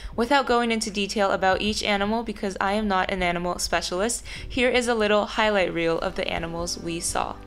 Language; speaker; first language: English; non-native, fluent; Chinese